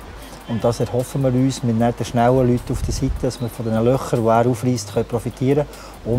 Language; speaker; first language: German; native; German